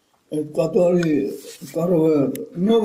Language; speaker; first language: Russian; non-native, local second language; Armenian